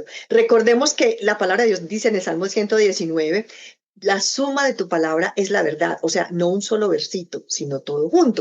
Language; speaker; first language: Spanish; native; Spanish